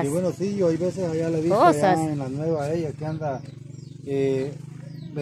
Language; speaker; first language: Spanish; native; Spanish